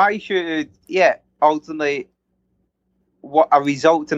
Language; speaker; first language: English; native; English